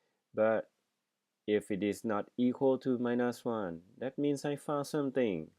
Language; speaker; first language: English; non-native, fluent; Thai